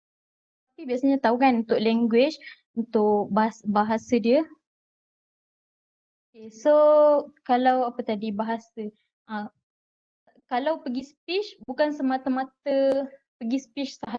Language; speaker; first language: Malay; native; Malay